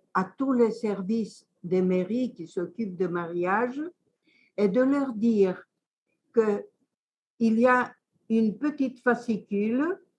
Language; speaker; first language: French; non-native, fluent; Greek